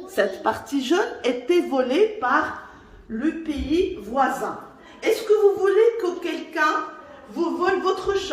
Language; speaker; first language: French; non-native, local second language; Arabic